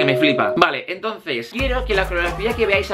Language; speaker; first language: Spanish; native; Spanish